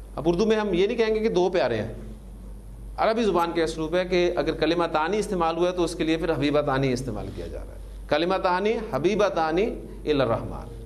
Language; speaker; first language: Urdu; native; Urdu